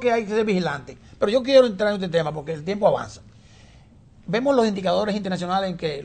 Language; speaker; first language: Spanish; native; Spanish